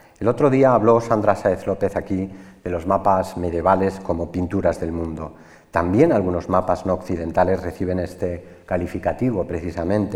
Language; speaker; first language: Spanish; native; Spanish